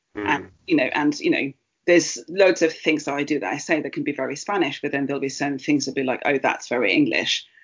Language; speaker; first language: English; early bilingual, heritage; Spanish